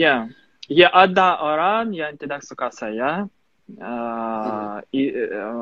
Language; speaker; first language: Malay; non-native, fluent; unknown